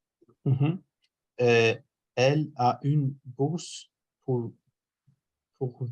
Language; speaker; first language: French; non-native, learner; Turkish